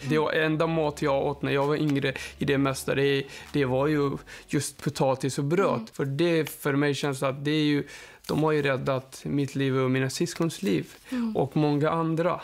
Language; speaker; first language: Swedish; non-native, fluent; Persian